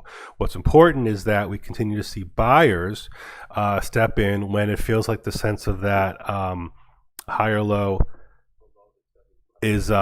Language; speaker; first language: English; native; English